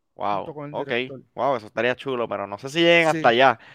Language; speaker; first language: Spanish; native; Spanish